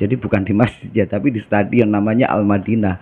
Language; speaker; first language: Indonesian; native; Indonesian